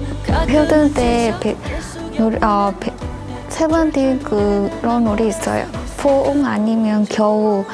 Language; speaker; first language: Korean; non-native, learner; Vietnamese